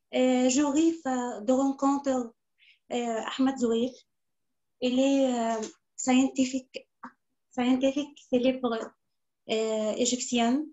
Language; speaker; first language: French; non-native, learner; Arabic